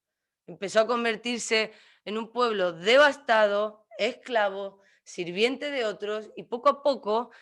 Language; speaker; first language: Spanish; native; Spanish